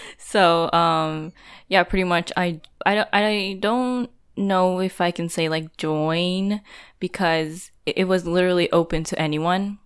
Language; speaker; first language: English; non-native, fluent; Japanese